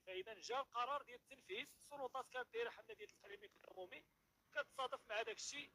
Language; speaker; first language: Arabic; native; Arabic